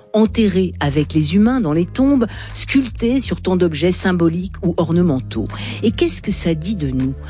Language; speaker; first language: French; native; French